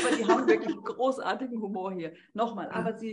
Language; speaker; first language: German; native; German